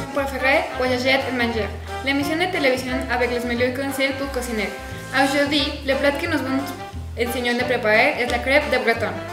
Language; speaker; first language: French; non-native, learner; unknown